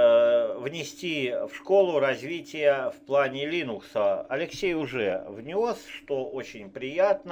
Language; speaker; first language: Russian; native; Russian